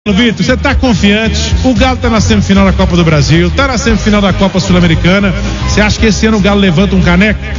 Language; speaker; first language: Portuguese; native; Portuguese